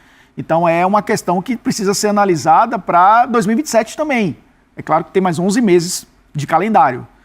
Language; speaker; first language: Portuguese; native; Portuguese